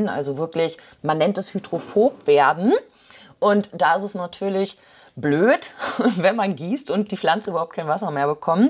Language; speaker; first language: German; native; German